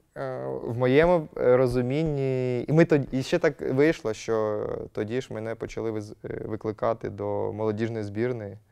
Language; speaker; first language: Ukrainian; native; Ukrainian